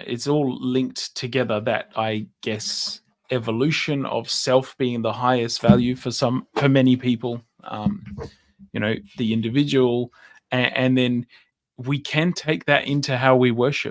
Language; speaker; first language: English; native; English